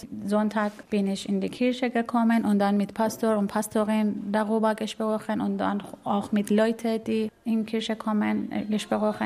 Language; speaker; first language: German; non-native, fluent; Persian